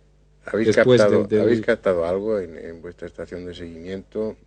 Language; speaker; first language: Spanish; native; Spanish